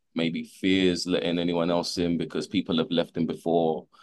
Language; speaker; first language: English; native; English